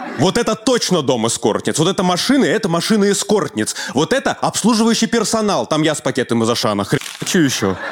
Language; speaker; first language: Russian; native; Russian